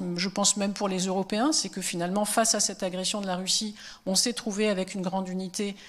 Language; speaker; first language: French; native; French